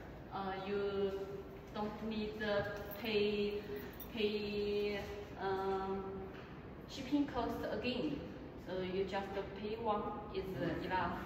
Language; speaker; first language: English; non-native, learner; Chinese